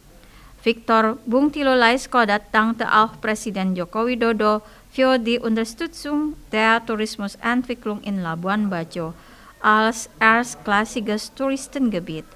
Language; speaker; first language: German; non-native, fluent; Indonesian